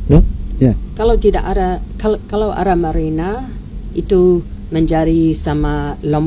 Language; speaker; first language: Indonesian; non-native, learner; English